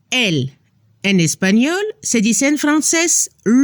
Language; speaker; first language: Spanish; non-native, fluent; French